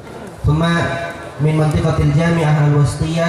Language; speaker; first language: Arabic; non-native, fluent; Indonesian